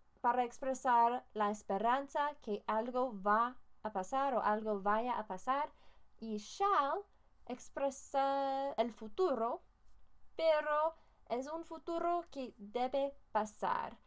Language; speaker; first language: Spanish; non-native, learner; English